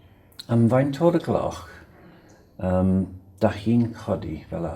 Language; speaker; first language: Welsh; non-native, learner; English